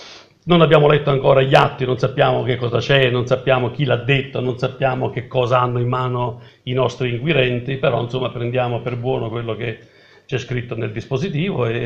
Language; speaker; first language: Italian; native; Italian